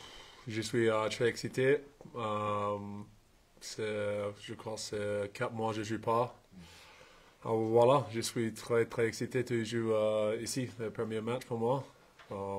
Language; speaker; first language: French; non-native, learner; English